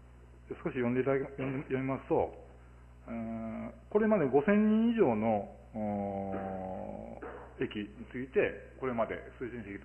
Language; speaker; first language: Japanese; native; Japanese